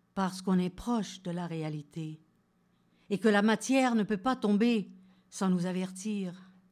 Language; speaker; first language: French; native; French